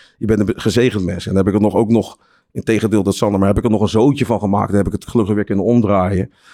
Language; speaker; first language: Dutch; native; Dutch